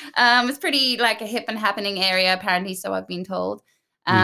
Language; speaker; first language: English; native; English